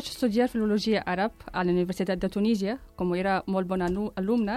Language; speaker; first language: Catalan; non-native, fluent; Arabic